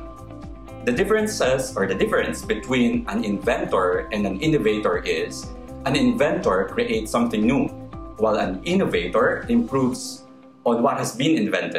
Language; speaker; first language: English; non-native, local second language; Filipino